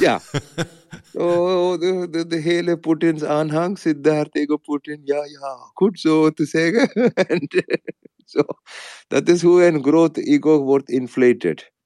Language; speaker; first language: Dutch; non-native, learner; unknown